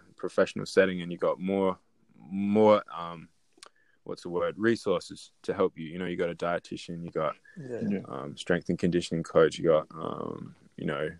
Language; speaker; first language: English; native; English